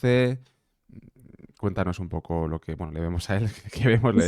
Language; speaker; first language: Spanish; native; Spanish